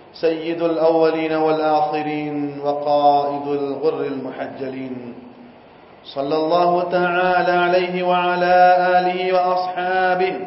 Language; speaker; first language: Arabic; non-native, fluent; Gujarati